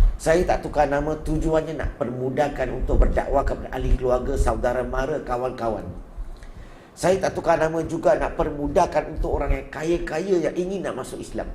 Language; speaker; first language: Malay; non-native, local second language; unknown